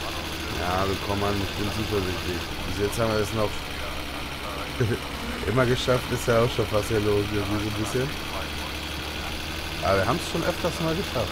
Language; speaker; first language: German; native; German